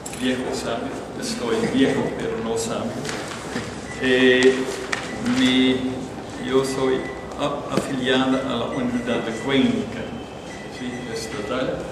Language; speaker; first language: Spanish; non-native, fluent; Dutch